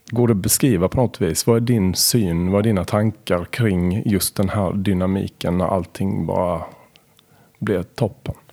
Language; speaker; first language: Swedish; native; Swedish